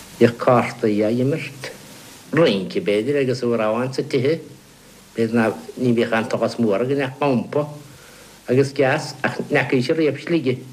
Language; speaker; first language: Irish; native; Irish